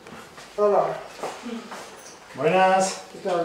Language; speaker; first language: Spanish; non-native, learner; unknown